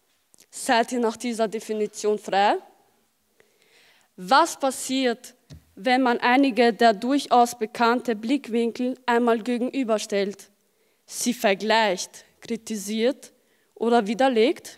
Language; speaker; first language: German; early bilingual, other home language; Albanian